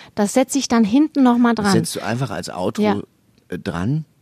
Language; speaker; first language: German; native; German